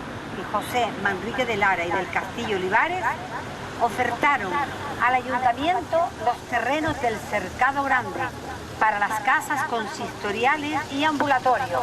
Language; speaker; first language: Spanish; native; Spanish